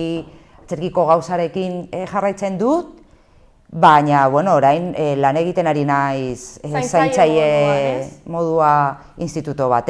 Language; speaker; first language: Basque; non-native, local second language; Spanish